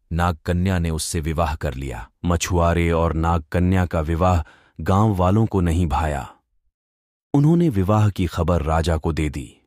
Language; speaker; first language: Hindi; non-native, local second language; Gujarati